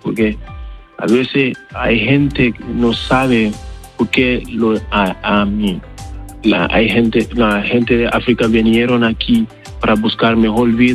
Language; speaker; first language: Spanish; non-native, learner; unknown